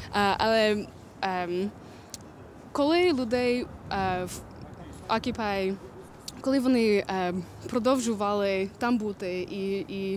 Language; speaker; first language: Ukrainian; non-native, learner; English